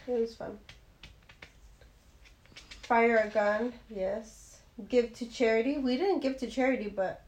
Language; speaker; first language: English; early bilingual, other home language; Spanish